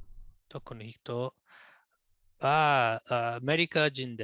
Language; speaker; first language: Japanese; non-native, learner; English